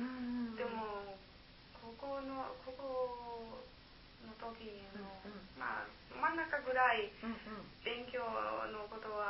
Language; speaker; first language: Japanese; non-native, learner; German